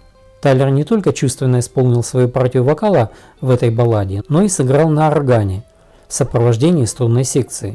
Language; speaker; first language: Russian; native; Russian